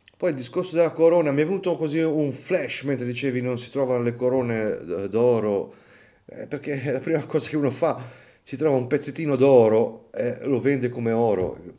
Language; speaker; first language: Italian; native; Italian